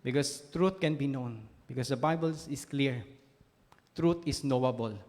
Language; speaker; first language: English; non-native, local second language; Filipino